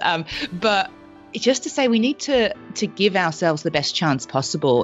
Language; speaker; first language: English; non-native, local second language; French